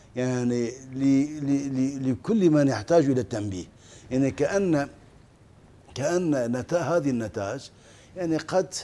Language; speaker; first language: Arabic; non-native, fluent; Turkish